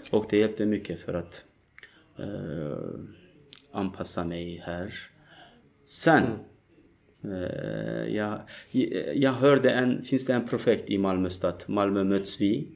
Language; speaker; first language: Swedish; non-native, learner; Turkish